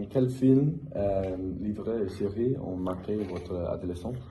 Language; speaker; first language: French; non-native, learner; English